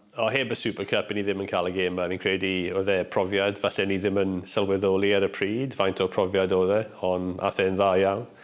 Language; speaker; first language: Welsh; non-native, local second language; English